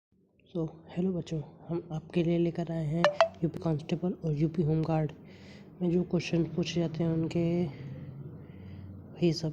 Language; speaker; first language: Hindi; native; Hindi